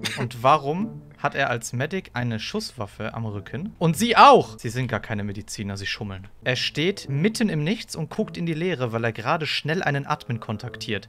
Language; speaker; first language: German; native; German